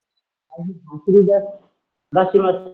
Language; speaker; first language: Japanese; non-native, learner; Bangla